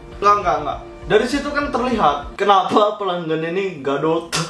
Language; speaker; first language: Indonesian; native; Indonesian